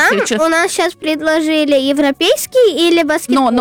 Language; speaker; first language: Russian; early bilingual, heritage; Russian